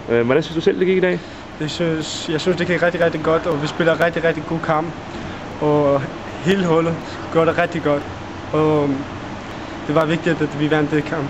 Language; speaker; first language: Danish; early bilingual, other home language; Arabic